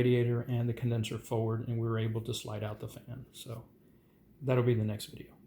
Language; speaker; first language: English; native; English